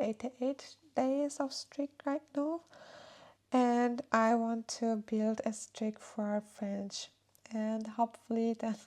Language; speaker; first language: English; non-native, fluent; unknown